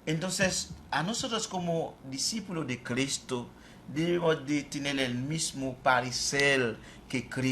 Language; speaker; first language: Spanish; non-native, fluent; Haitian Creole